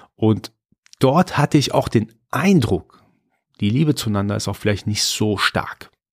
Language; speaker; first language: German; early bilingual, other home language; Persian